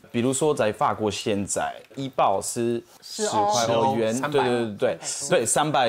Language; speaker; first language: Chinese; non-native, fluent; French